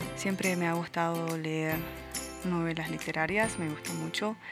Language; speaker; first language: Spanish; native; Spanish